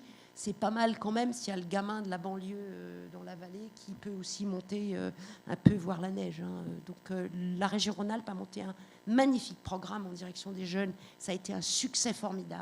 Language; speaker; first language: French; native; French